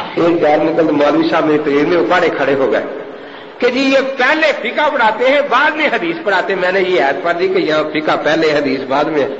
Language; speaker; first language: Urdu; non-native, local second language; Punjabi